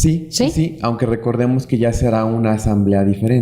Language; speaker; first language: Spanish; native; Spanish